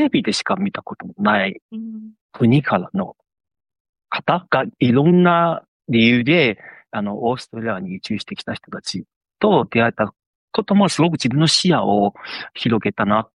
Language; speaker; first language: Japanese; non-native, fluent; Chinese